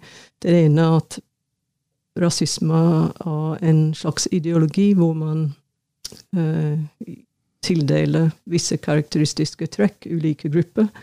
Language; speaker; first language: Norwegian; non-native, fluent; English